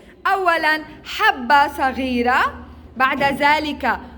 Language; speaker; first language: Arabic; native; Arabic